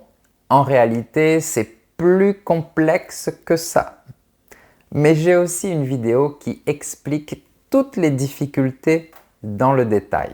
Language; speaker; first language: French; native; French